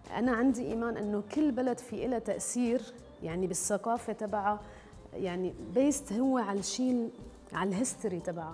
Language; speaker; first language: Arabic; native; Arabic